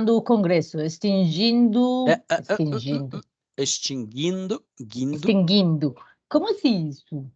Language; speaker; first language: Portuguese; non-native, learner; Spanish